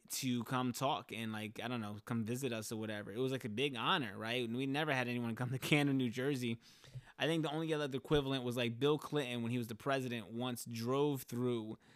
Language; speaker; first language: English; early bilingual, other home language; Spanish